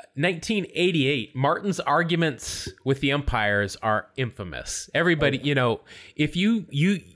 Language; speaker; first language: English; native; English